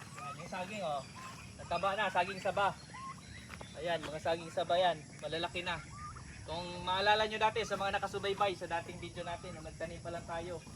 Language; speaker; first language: Filipino; non-native, local second language; Cebuano